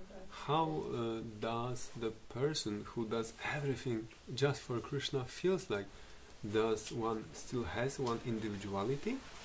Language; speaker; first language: English; non-native, fluent; Polish